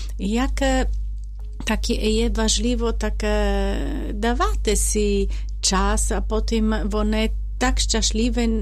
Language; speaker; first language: Ukrainian; non-native, learner; Polish